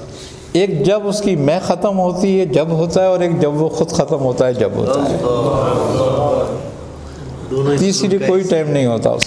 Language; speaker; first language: Urdu; native; Urdu